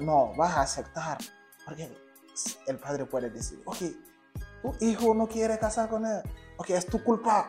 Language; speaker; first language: Spanish; non-native, learner; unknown